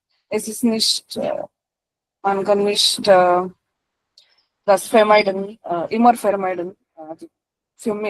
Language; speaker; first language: German; non-native, learner; Marathi